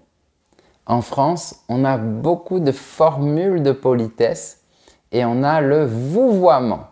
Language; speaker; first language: French; native; French